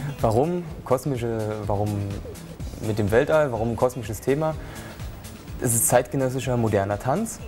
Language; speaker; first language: German; native; German